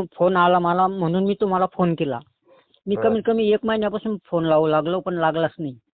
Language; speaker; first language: Marathi; native; Marathi